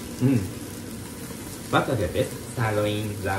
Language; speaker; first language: English; non-native, learner; Japanese